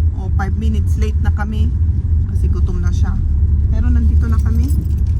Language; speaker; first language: Filipino; native; Filipino